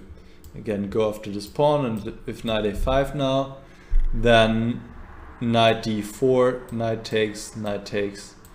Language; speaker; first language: English; non-native, fluent; German